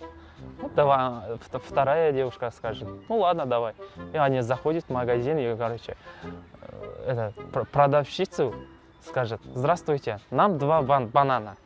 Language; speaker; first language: Russian; non-native, local second language; Kazakh